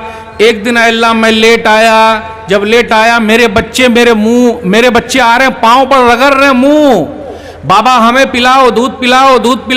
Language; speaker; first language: Hindi; native; Hindi